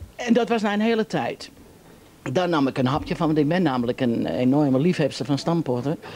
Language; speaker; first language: Dutch; native; Dutch